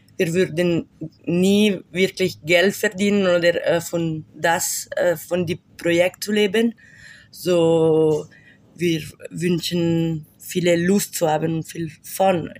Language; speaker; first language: German; non-native, local second language; Italian